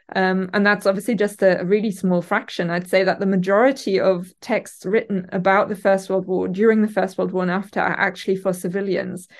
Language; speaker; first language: English; non-native, fluent; German